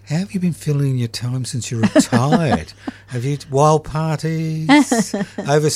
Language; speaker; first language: English; non-native, local second language; Italian